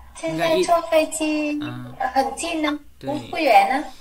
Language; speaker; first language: Chinese; non-native, learner; Vietnamese